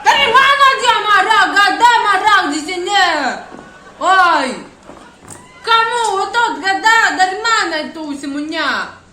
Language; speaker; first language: Indonesian; non-native, learner; Russian